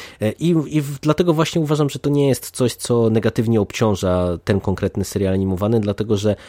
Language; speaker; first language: Polish; native; Polish